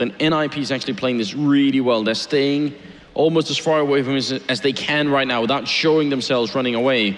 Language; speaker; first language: English; non-native, fluent; Swedish